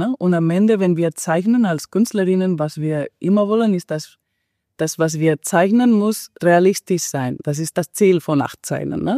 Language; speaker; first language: German; non-native, fluent; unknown